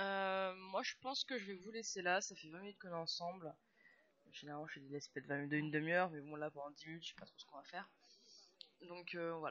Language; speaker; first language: French; native; French